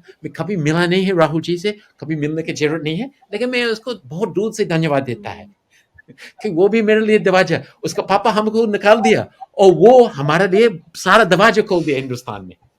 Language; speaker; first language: Hindi; non-native, fluent; English